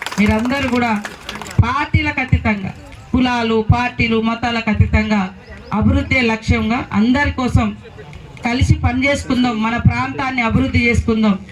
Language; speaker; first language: Telugu; non-native, local second language; Koya